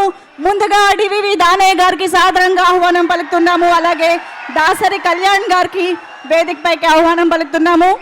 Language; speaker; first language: Telugu; native; Telugu